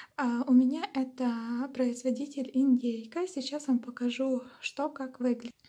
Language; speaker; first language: Russian; non-native, local second language; Ukrainian